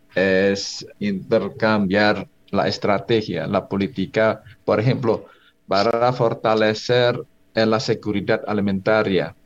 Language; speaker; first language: Spanish; non-native, fluent; Indonesian